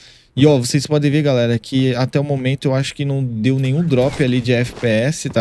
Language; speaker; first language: Portuguese; native; Portuguese